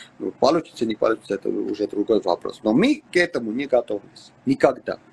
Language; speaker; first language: Russian; non-native, local second language; Armenian